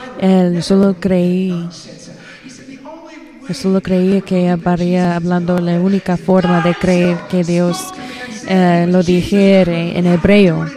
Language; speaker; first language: Spanish; non-native, learner; English